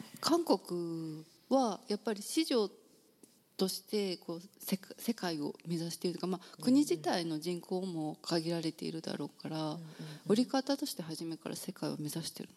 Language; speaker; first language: Japanese; native; Japanese